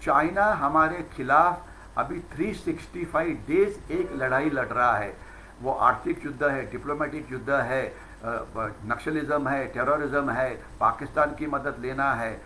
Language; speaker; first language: Hindi; non-native, local second language; Marathi